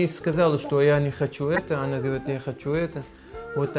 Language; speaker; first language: Russian; non-native, learner; Arabic